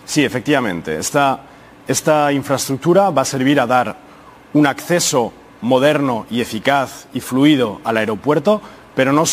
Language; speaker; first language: Spanish; native; Spanish